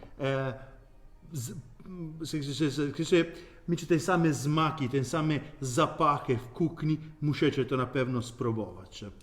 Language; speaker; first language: Polish; non-native, learner; Italian